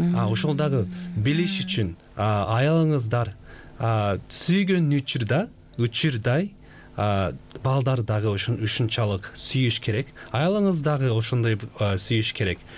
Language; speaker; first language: Kyrgyz; non-native, fluent; Korean